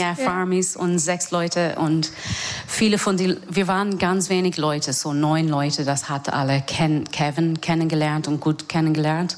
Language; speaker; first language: German; non-native, fluent; English